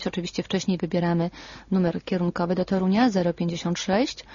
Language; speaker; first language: Polish; native; Polish